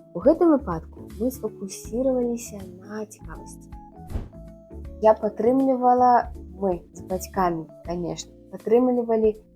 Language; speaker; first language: Belarusian; non-native, local second language; Russian